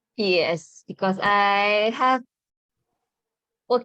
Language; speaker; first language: English; non-native, learner; Indonesian